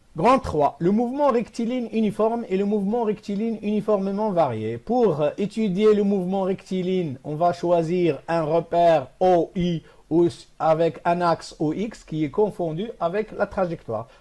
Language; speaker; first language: French; non-native, local second language; Arabic